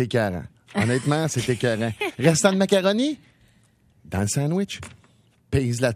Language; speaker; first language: French; native; French